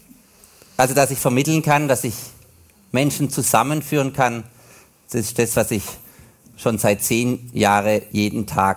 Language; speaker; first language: German; native; German